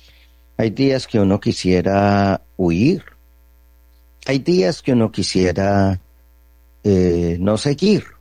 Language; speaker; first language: Spanish; native; Spanish